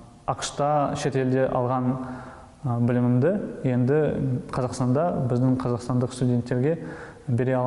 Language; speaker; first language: Kazakh; non-native, local second language; Russian